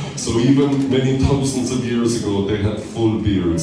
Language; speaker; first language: English; native; English